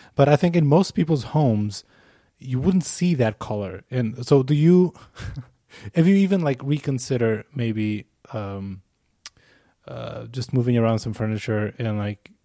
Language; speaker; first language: English; non-native, fluent; Portuguese